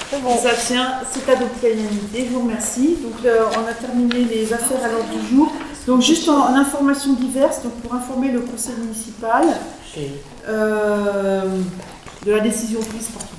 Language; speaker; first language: French; native; French